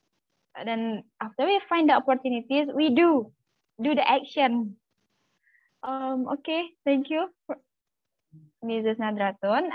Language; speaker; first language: English; non-native, learner; Malay